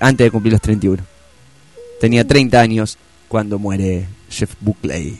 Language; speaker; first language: Spanish; native; Spanish